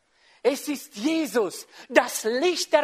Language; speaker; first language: German; non-native, fluent; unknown